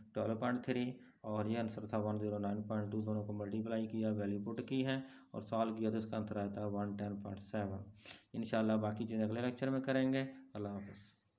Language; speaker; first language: Urdu; non-native, local second language; Punjabi